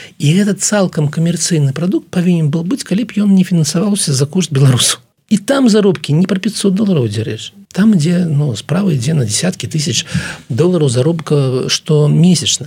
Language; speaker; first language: Belarusian; non-native, local second language; Russian